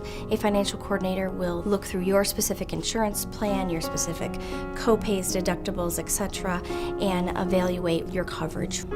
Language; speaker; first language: English; native; English